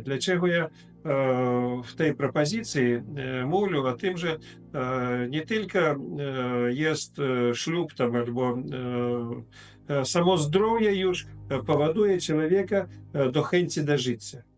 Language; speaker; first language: Polish; non-native, fluent; Russian